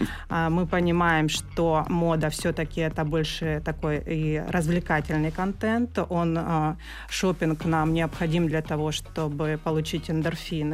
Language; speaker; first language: Russian; native; Russian